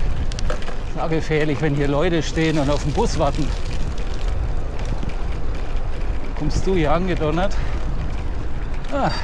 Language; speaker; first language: German; native; German